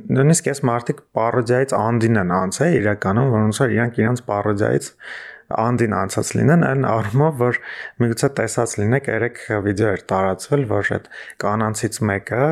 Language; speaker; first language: Armenian; native; Armenian